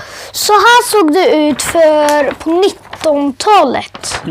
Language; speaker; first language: Swedish; early bilingual, other home language; Urdu